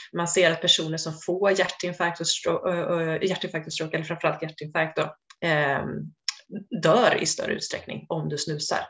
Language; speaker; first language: Swedish; native; Swedish